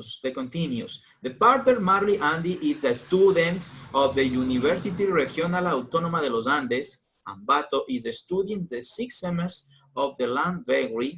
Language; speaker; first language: English; non-native, learner; Spanish